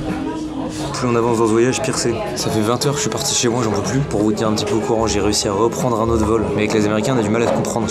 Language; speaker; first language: French; native; French